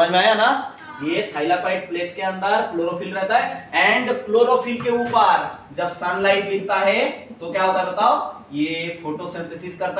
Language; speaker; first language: Hindi; non-native, local second language; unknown